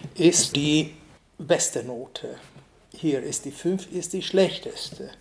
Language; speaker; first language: German; non-native, fluent; Hungarian